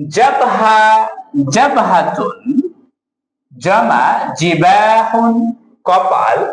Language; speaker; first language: Bangla; native; Bangla